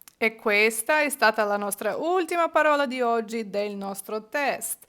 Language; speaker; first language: Italian; non-native, fluent; Ukrainian